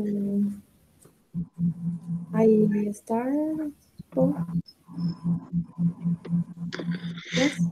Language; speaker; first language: English; non-native, learner; Spanish